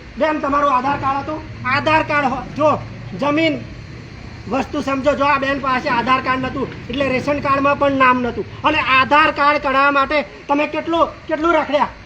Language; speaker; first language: Gujarati; native; Gujarati